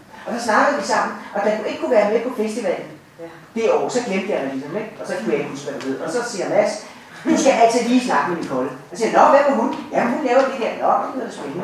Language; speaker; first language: Danish; native; Danish